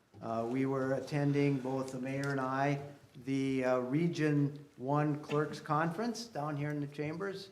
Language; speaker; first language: English; native; English